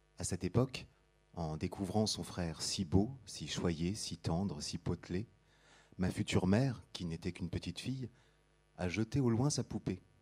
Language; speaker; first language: French; native; French